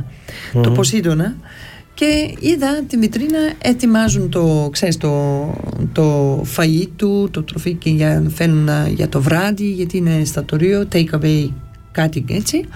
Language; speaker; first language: Greek; early bilingual, heritage; Greek